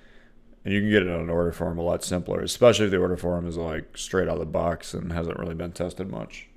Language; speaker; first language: English; native; English